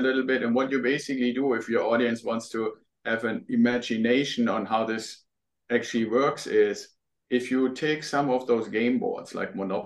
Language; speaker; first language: English; non-native, fluent; German